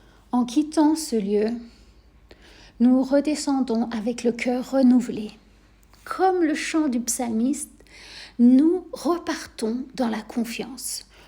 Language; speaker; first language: French; native; French